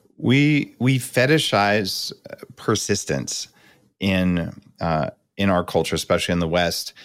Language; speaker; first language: English; native; English